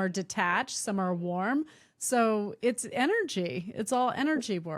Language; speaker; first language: English; native; English